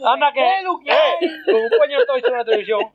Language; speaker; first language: Spanish; non-native, local second language; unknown